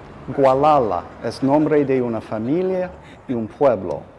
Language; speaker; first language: Spanish; non-native, fluent; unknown